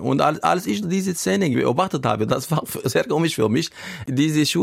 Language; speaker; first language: German; non-native, learner; Arabic